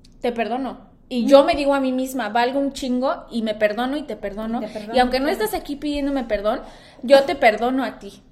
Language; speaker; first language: Spanish; native; Spanish